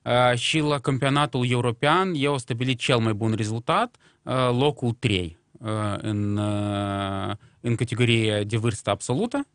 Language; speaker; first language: Romanian; non-native, local second language; Russian